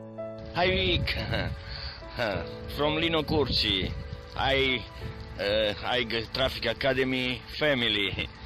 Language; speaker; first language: English; non-native, learner; Italian